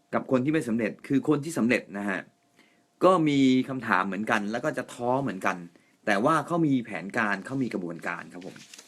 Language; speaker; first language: Thai; non-native, fluent; Japanese